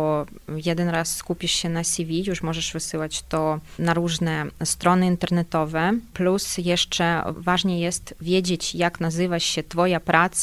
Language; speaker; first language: Polish; non-native, fluent; Ukrainian